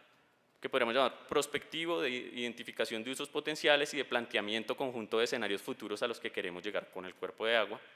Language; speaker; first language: Spanish; native; Spanish